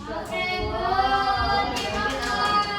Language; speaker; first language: English; non-native, learner; Indonesian